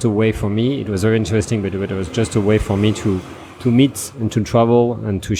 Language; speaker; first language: English; non-native, fluent; French